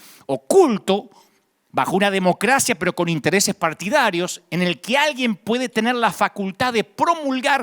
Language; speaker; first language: Spanish; native; Spanish